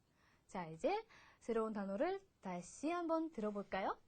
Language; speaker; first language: Korean; non-native, fluent; Russian